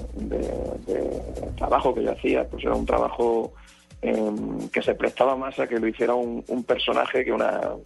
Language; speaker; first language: Spanish; native; Spanish